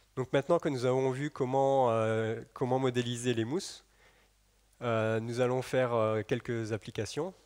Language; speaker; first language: French; native; French